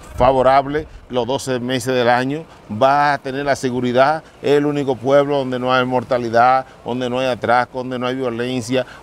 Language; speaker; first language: Spanish; native; Spanish